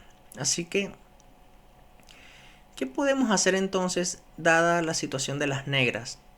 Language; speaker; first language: Spanish; native; Spanish